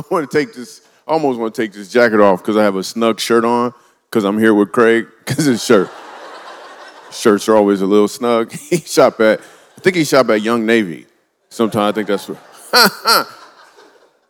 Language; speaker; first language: English; native; English